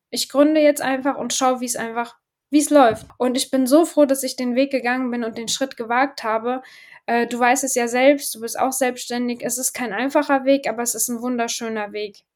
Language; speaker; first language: German; early bilingual, other home language; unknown